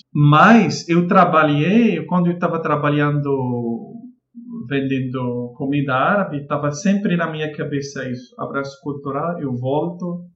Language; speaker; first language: Portuguese; non-native, fluent; Arabic